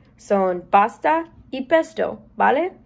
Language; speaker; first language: Spanish; non-native, learner; English